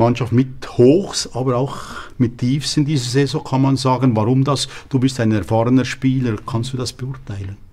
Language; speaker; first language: German; native; German